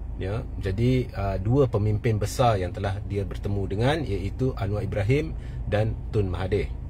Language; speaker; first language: Malay; native; Malay